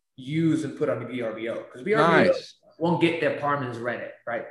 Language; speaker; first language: English; non-native, fluent; Spanish